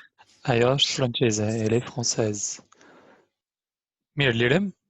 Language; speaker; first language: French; non-native, fluent; Albanian